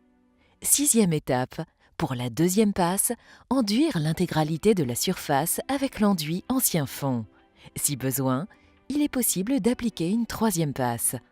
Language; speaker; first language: French; native; French